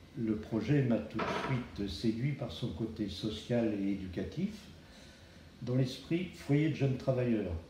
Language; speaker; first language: French; native; French